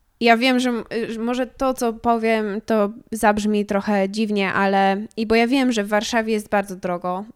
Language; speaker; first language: Polish; early bilingual, heritage; Polish